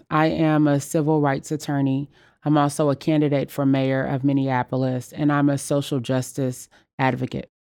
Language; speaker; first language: English; native; English